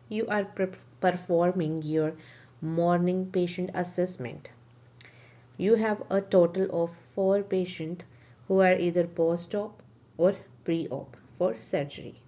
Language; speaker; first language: English; non-native, local second language; Punjabi